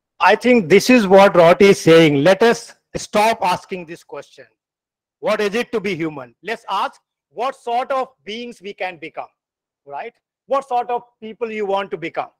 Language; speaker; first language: English; non-native, local second language; Hindi